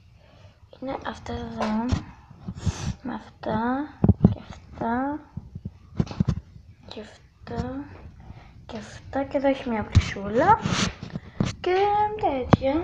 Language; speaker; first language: Greek; early bilingual, other home language; Bulgarian